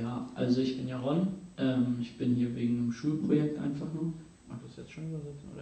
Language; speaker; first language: German; native; German